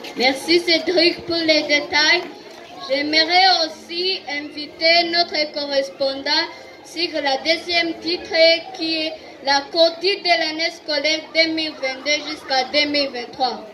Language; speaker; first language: French; non-native, learner; Kinyarwanda